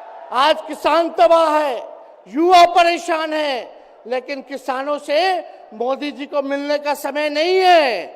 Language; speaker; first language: Hindi; native; Hindi